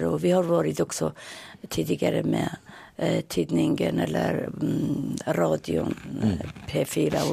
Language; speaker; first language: Swedish; non-native, fluent; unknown